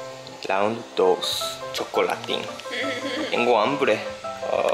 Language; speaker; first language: Spanish; non-native, learner; Japanese